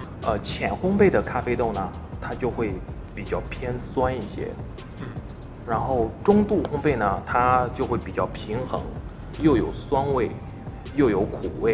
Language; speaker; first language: Chinese; native; Chinese